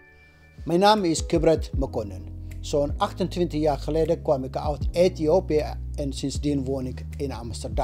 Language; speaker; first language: Dutch; non-native, fluent; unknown